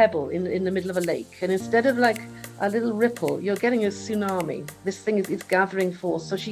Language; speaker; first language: English; native; English